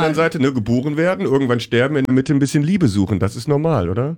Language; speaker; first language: German; native; German